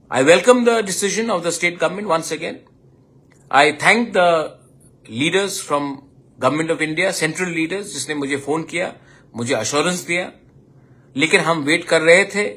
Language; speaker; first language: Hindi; non-native, local second language; Kok Borok